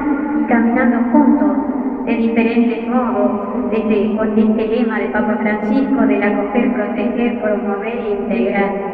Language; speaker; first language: Spanish; native; Spanish